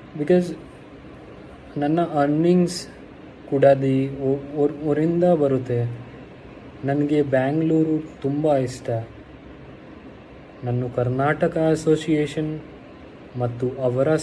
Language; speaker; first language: Kannada; non-native, local second language; Hindi